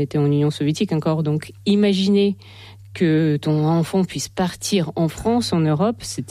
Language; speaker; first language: French; non-native, fluent; Russian